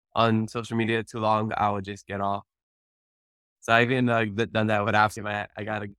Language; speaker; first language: English; early bilingual, other home language; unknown